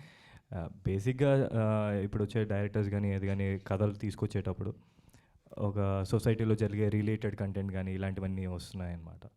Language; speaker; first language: Telugu; native; Telugu